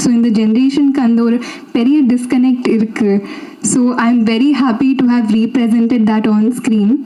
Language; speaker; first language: Tamil; non-native, learner; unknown